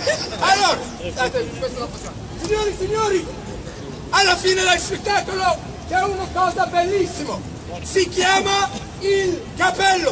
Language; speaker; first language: Italian; non-native, fluent; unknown